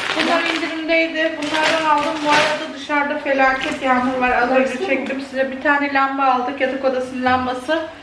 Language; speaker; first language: Turkish; native; Turkish